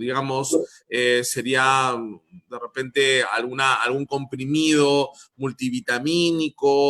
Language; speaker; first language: Spanish; native; Spanish